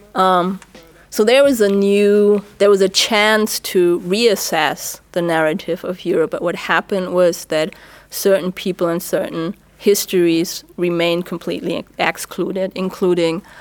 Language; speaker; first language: English; non-native, fluent; German